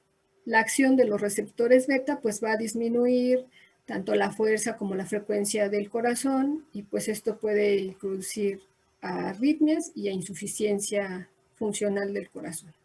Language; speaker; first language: Spanish; native; Spanish